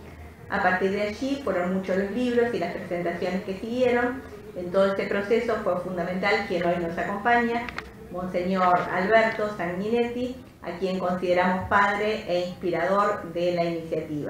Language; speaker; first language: Spanish; native; Spanish